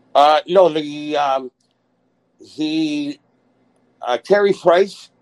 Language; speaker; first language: English; native; English